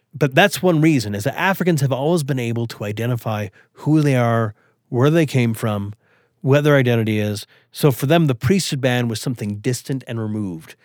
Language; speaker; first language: English; early bilingual, other home language; Swedish